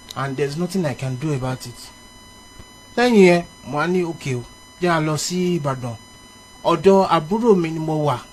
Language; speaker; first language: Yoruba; early bilingual, heritage; Yoruba